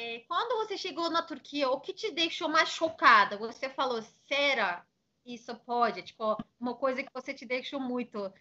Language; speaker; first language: Portuguese; non-native, fluent; Turkish